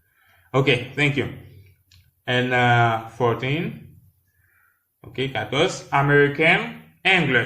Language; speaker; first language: English; non-native, learner; Haitian Creole